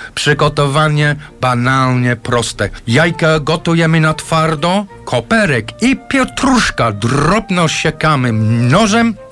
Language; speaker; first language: Polish; non-native, fluent; English